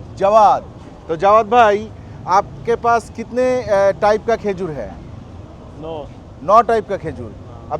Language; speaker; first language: Hindi; non-native, learner; Bangla